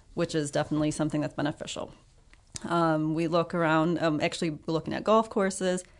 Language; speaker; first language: English; native; English